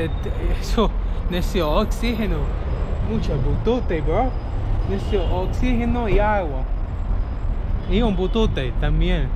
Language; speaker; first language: Spanish; non-native, learner; English